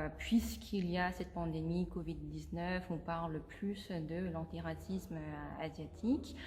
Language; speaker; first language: French; non-native, fluent; Korean